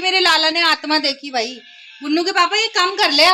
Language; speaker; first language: Hindi; native; Hindi